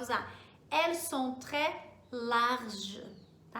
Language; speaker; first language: French; non-native, fluent; Portuguese